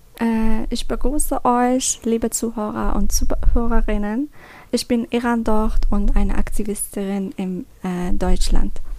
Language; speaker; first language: German; non-native, learner; Persian